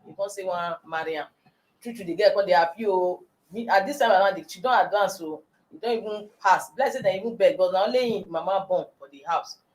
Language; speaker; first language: Nigerian Pidgin; non-native, local second language; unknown